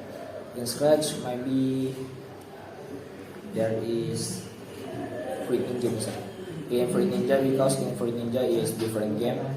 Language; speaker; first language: English; non-native, learner; Indonesian